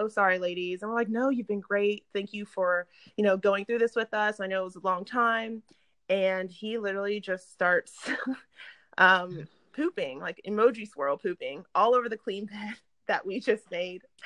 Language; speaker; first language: English; native; English